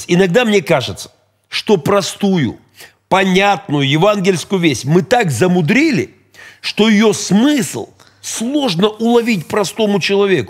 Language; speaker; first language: Russian; native; Russian